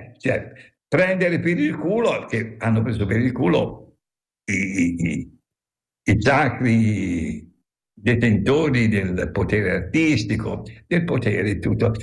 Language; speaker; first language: Italian; native; Italian